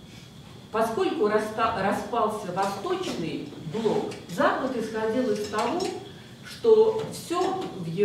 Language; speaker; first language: Russian; native; Russian